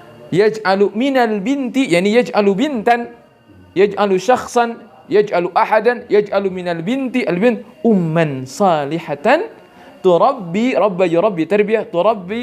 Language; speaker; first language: Arabic; non-native, fluent; Indonesian